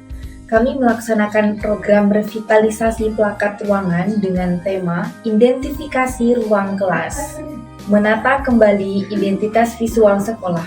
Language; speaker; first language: Indonesian; native; Indonesian